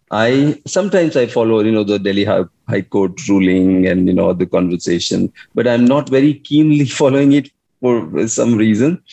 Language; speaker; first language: English; non-native, local second language; Hindi